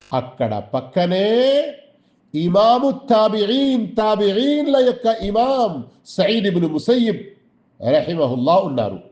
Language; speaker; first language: Telugu; non-native, local second language; Urdu